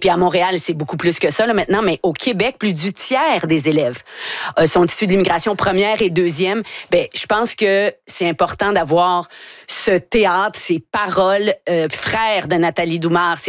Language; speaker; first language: French; native; French